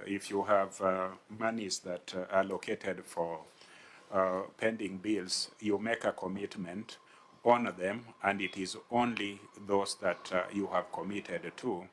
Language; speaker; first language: English; non-native, local second language; Luo (Kenya and Tanzania)